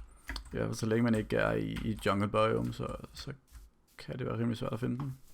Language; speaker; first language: Danish; native; Danish